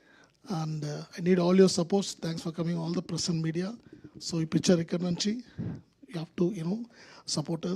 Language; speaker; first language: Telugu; non-native, learner; Tamil